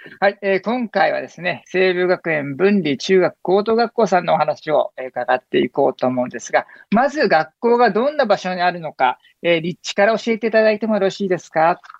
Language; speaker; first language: Japanese; native; Japanese